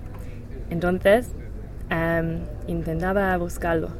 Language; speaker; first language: Spanish; non-native, learner; English